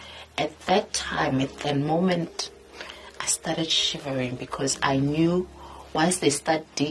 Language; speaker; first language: English; non-native, local second language; Southern Sotho